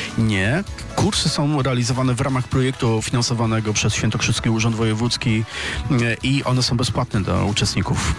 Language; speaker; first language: Polish; native; Polish